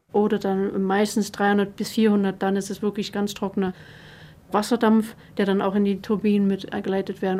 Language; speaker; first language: German; native; German